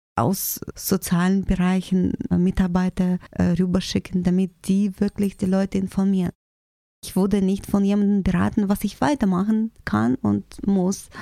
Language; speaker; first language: German; non-native, fluent; Russian